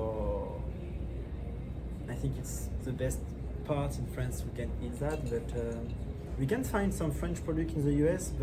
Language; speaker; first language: English; non-native, learner; French